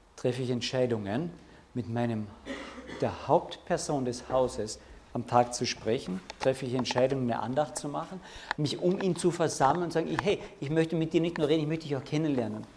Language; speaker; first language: German; native; German